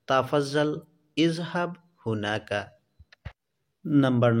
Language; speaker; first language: Arabic; non-native, fluent; Assamese